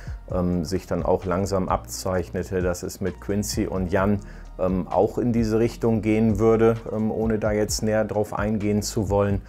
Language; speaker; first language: German; native; German